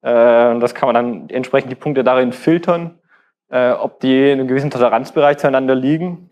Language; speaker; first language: German; native; German